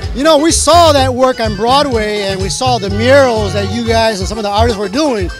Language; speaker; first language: English; early bilingual, other home language; Spanish